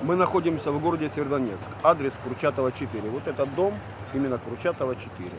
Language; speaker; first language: Russian; native; Russian